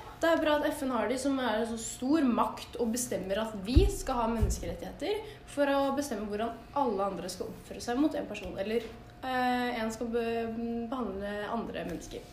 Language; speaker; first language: Norwegian; native; Norwegian